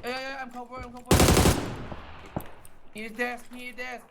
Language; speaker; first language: English; non-native, learner; Thai